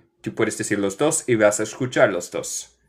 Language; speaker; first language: Spanish; non-native, fluent; English